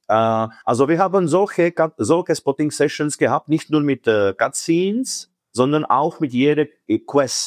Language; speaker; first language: German; non-native, fluent; Czech